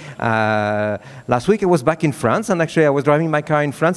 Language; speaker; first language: English; non-native, fluent; French